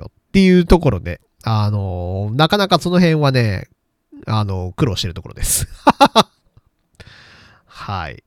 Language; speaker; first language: Japanese; native; Japanese